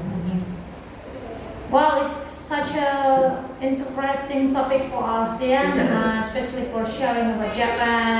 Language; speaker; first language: English; non-native, learner; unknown